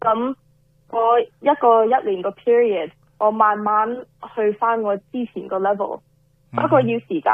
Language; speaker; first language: Cantonese; early bilingual, heritage; Cantonese